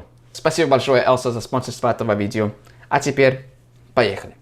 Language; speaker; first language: Russian; non-native, fluent; English